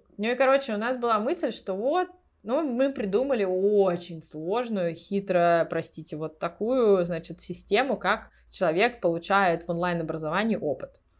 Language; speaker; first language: Russian; native; Russian